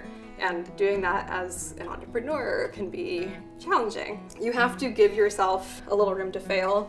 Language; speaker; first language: English; native; English